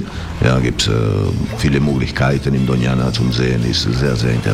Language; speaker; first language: German; non-native, learner; Spanish